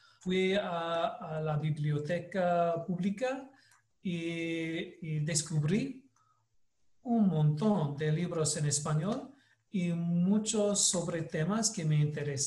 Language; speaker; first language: Spanish; non-native, learner; English